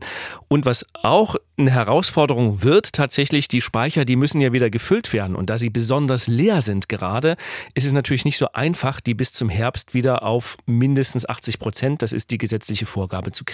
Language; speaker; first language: German; native; German